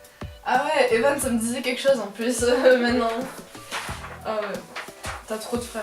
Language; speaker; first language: French; native; French